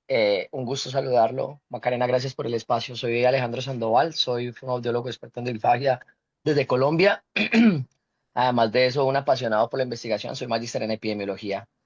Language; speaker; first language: Spanish; native; Spanish